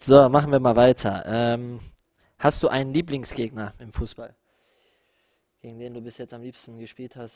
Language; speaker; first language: German; native; German